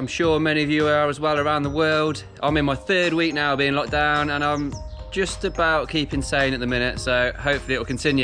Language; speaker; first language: English; native; English